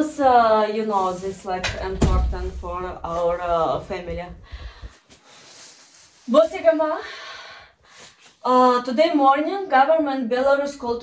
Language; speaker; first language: English; non-native, learner; Russian